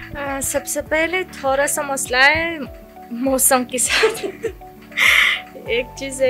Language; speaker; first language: Hindi; non-native, learner; Russian